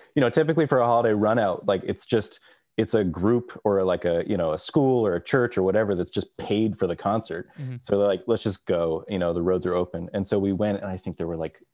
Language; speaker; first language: English; native; English